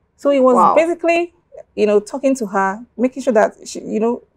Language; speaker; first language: English; non-native, local second language; Igbo